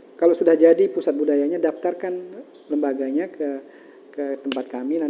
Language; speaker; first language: Indonesian; native; Indonesian